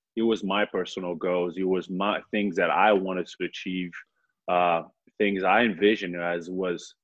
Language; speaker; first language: English; non-native, fluent; Portuguese